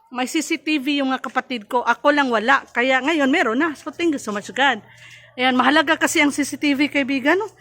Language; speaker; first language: Filipino; non-native, local second language; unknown